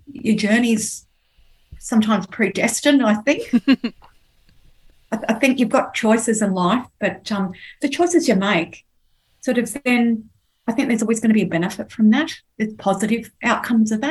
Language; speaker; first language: English; native; English